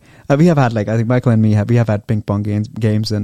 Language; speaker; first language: English; non-native, local second language; Hindi